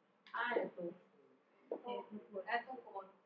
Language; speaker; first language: Russian; non-native, learner; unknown